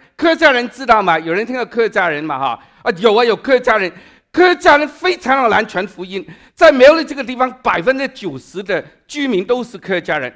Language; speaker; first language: Chinese; non-native, local second language; Cantonese